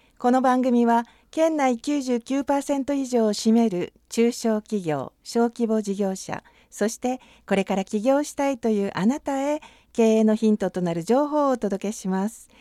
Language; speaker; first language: Japanese; native; Japanese